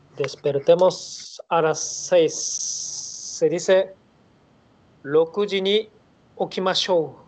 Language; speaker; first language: Spanish; non-native, learner; Japanese